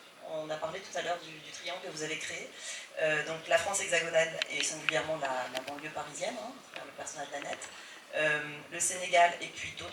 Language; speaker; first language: French; native; French